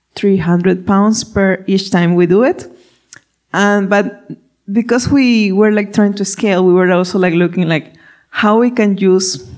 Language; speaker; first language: English; non-native, fluent; Spanish